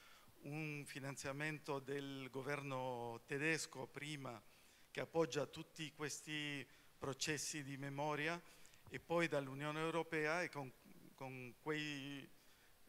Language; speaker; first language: Italian; non-native, fluent; Spanish